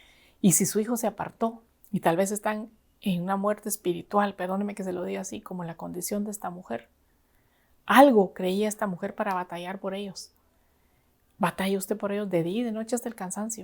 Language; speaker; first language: Spanish; native; Spanish